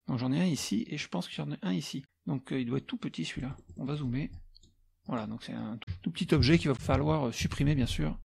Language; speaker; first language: French; native; French